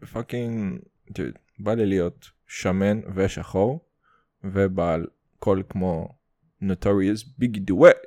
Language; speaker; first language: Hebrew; early bilingual, other home language; Russian